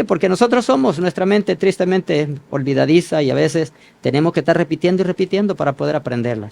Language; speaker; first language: Spanish; native; Spanish